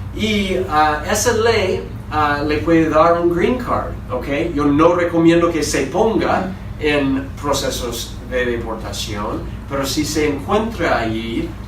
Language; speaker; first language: Spanish; non-native, fluent; English